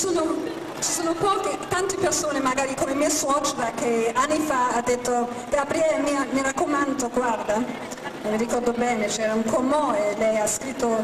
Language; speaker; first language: Italian; non-native, fluent; German